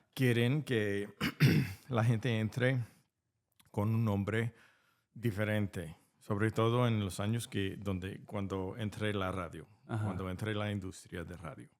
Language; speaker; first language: Spanish; non-native, fluent; English